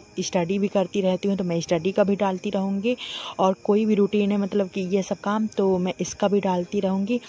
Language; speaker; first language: Hindi; native; Hindi